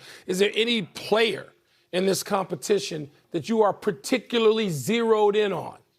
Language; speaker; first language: English; native; English